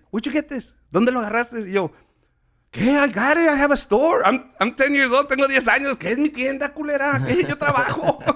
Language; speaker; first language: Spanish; native; Spanish